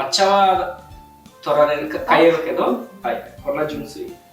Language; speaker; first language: Japanese; non-native, fluent; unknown